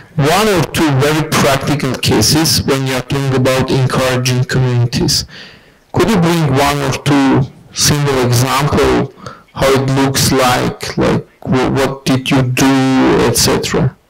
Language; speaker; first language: English; non-native, fluent; Armenian